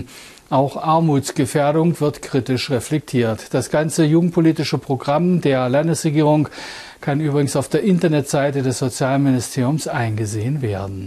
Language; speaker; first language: German; native; German